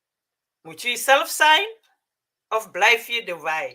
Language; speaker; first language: Dutch; non-native, fluent; Mandingo